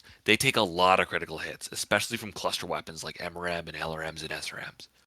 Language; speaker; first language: English; native; English